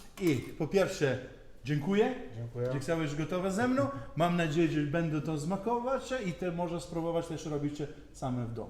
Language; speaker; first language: Polish; non-native, learner; Italian